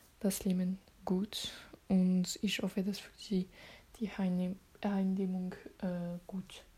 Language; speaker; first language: German; non-native, learner; French